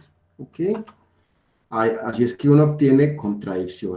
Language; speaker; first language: Spanish; native; Spanish